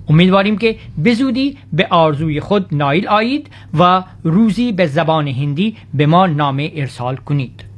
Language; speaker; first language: Persian; non-native, fluent; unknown